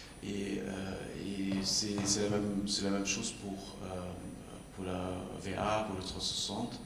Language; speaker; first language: French; non-native, fluent; German